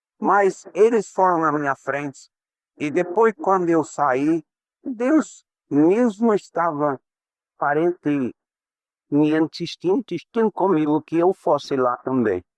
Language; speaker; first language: Portuguese; non-native, fluent; English